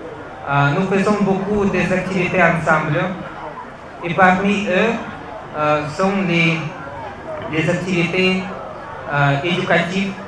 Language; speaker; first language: French; non-native, fluent; Russian